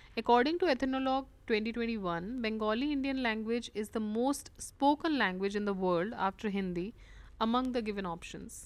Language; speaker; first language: Hindi; native; Hindi